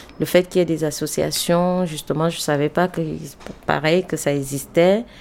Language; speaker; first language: French; native; French